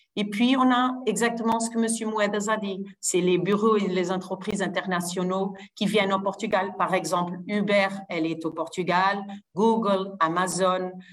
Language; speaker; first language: French; non-native, fluent; Portuguese